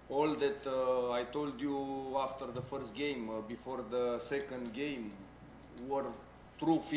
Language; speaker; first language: English; non-native, fluent; Romanian